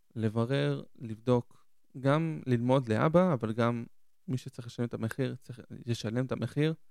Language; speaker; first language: Hebrew; early bilingual, other home language; Spanish